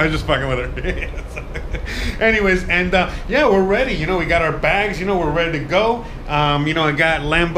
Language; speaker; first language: English; native; English